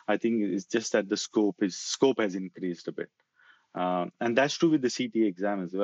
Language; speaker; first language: English; non-native, local second language; Marathi